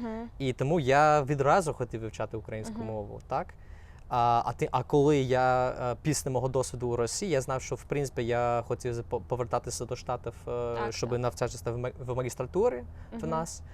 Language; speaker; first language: Ukrainian; non-native, fluent; English